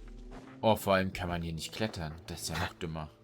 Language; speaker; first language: German; native; German